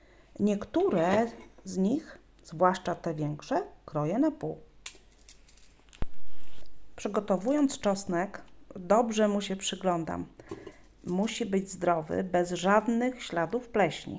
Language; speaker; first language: Polish; native; Polish